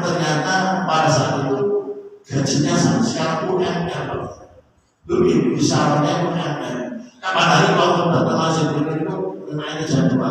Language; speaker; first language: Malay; non-native, local second language; Javanese